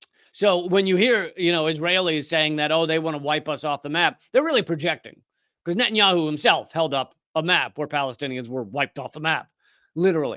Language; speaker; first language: English; native; English